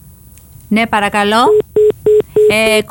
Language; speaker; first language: Greek; native; Greek